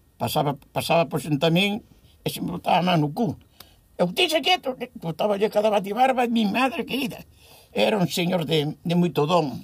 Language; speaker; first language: Galician; native; Galician